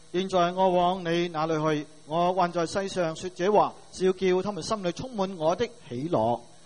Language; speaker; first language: Cantonese; native; Cantonese